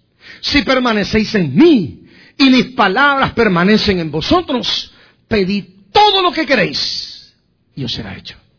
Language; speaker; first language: Spanish; native; Spanish